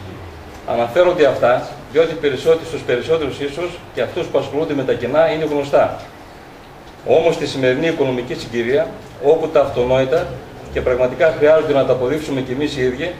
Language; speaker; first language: Greek; native; Greek